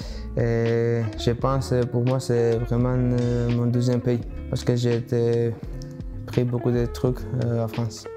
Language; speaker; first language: French; non-native, learner; Georgian